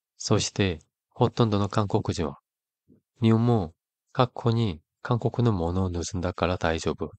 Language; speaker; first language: Japanese; non-native, fluent; Korean